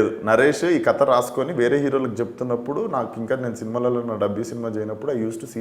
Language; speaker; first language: Telugu; native; Telugu